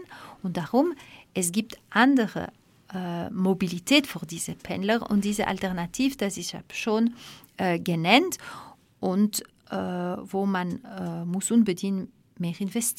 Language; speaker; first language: German; non-native, fluent; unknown